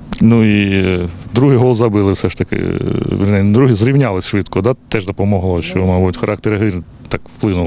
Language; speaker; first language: Ukrainian; native; Ukrainian